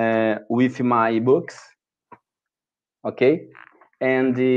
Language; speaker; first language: English; non-native, learner; Portuguese